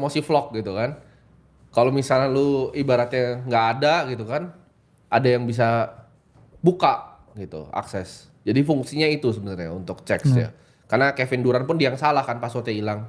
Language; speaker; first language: Indonesian; native; Indonesian